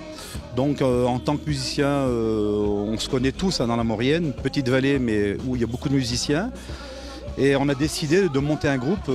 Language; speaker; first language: French; native; French